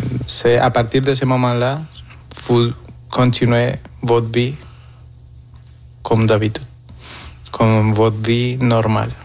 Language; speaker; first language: French; non-native, fluent; Spanish